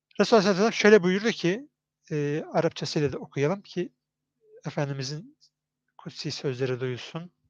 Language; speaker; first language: Turkish; native; Turkish